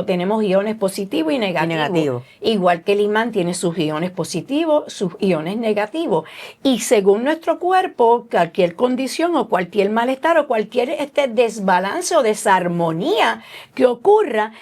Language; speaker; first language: Spanish; native; Spanish